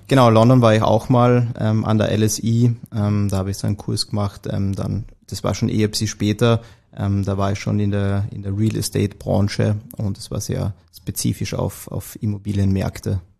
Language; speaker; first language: German; native; German